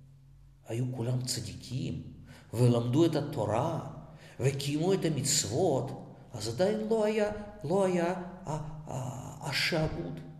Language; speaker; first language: Hebrew; non-native, fluent; Russian